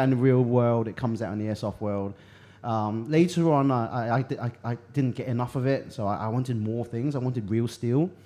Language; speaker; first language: English; early bilingual, other home language; Cantonese